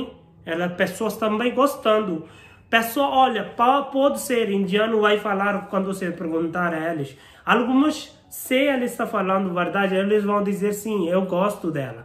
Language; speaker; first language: Portuguese; non-native, learner; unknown